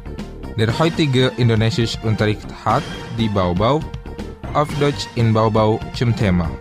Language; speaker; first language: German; non-native, fluent; Indonesian